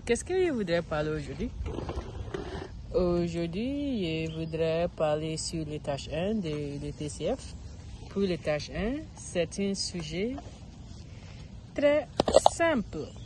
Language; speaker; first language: French; non-native, learner; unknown